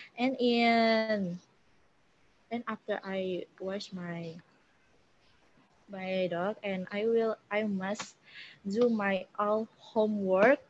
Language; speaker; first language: English; non-native, learner; Indonesian